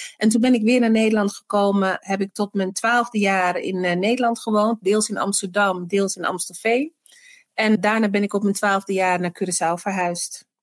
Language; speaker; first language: Dutch; early bilingual, other home language; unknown